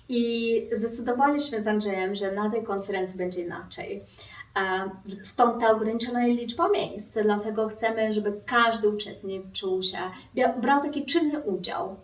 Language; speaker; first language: Polish; non-native, fluent; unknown